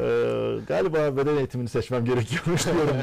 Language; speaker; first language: Turkish; native; Turkish